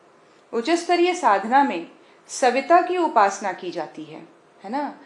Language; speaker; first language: Hindi; native; Hindi